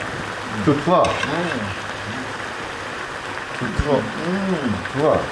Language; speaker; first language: Thai; non-native, learner; Korean